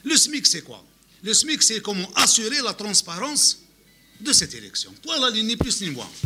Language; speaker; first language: French; non-native, local second language; Arabic